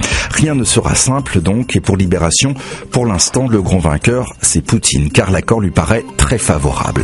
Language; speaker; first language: French; native; French